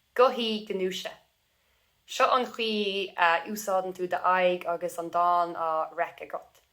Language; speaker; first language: Irish; non-native, local second language; English